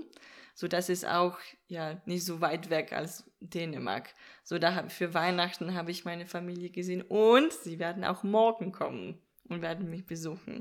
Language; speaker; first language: German; non-native, fluent; Danish